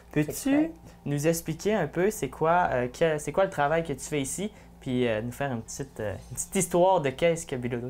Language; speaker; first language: French; native; French